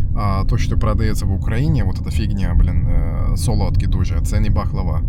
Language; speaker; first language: Ukrainian; non-native, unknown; Turkish